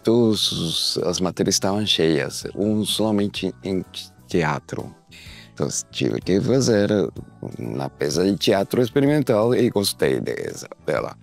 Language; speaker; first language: Portuguese; non-native, learner; Spanish